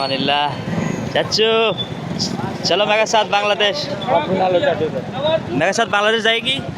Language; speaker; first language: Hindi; non-native, learner; Bangla